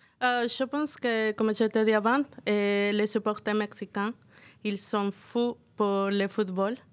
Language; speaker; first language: French; non-native, fluent; Spanish